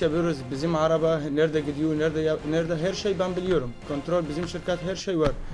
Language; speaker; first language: Turkish; non-native, learner; Arabic